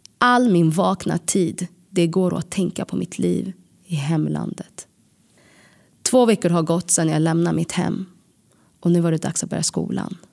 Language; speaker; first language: Swedish; early bilingual, other home language; Tigrinya